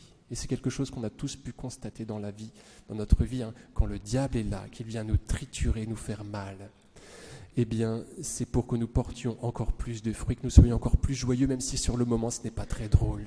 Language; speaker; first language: French; native; French